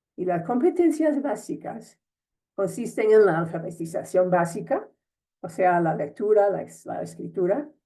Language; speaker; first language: Spanish; non-native, fluent; English